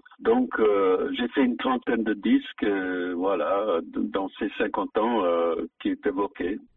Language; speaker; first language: French; non-native, fluent; English